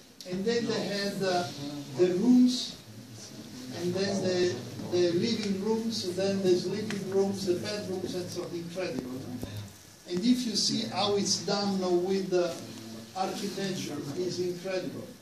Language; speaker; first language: English; non-native, fluent; Italian